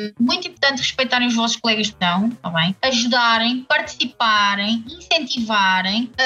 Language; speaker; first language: Portuguese; native; Portuguese